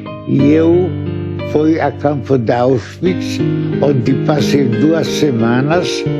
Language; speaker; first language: Portuguese; non-native, fluent; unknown